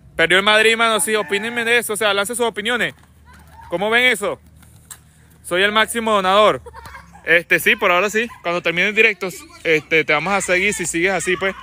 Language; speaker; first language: Spanish; native; Spanish